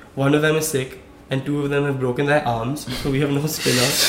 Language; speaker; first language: English; non-native, local second language; Hindi